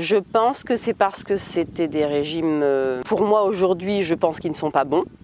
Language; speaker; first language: French; native; French